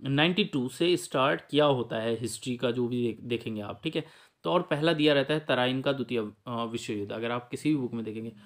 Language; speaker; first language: Hindi; native; Hindi